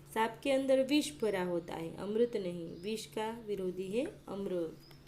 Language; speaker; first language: Hindi; non-native, local second language; Gujarati